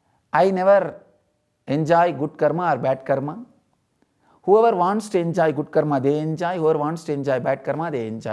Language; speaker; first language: English; non-native, local second language; Tamil